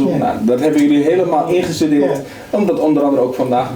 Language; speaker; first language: Dutch; native; Dutch